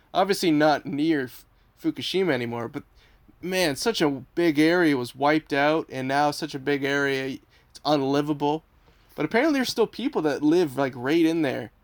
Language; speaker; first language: English; native; English